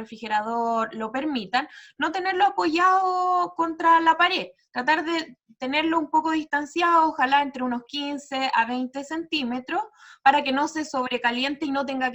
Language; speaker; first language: Spanish; native; Spanish